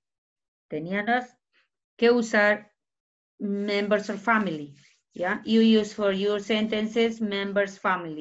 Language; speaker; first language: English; non-native, learner; Spanish